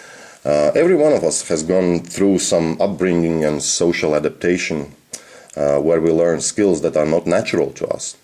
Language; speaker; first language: English; non-native, fluent; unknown